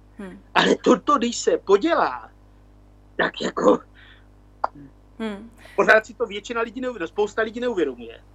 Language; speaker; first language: Czech; native; Czech